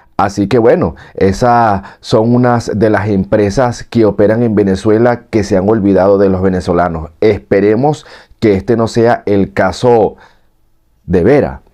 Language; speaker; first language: Spanish; native; Spanish